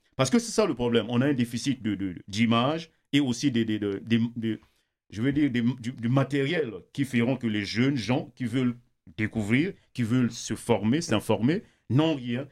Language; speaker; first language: French; non-native, local second language; Kongo